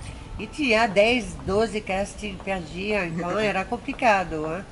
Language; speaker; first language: Portuguese; non-native, fluent; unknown